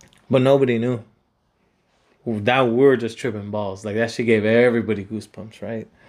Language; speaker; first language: English; early bilingual, other home language; Spanish